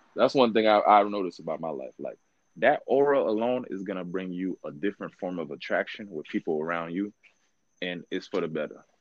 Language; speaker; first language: English; early bilingual, other home language; Haitian Creole